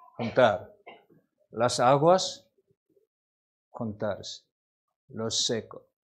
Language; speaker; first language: Spanish; non-native, learner; Korean